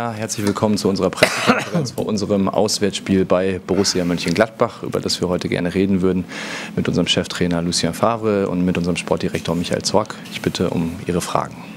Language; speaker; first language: German; native; German